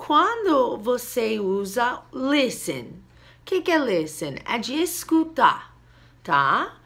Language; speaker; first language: Portuguese; non-native, fluent; English